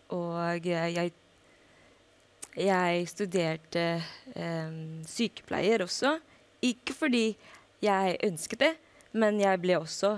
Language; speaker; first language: Norwegian; non-native, fluent; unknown